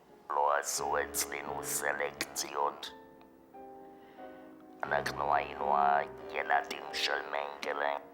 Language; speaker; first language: Hebrew; non-native, fluent; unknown